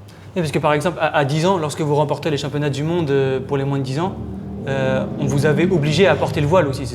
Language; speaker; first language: French; native; French